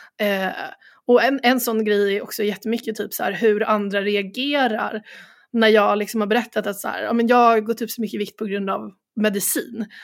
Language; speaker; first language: Swedish; native; Swedish